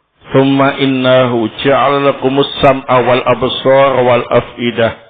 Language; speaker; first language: Arabic; non-native, fluent; Indonesian